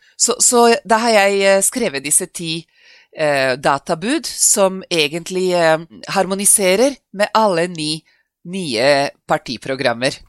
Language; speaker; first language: Norwegian; non-native, fluent; Serbian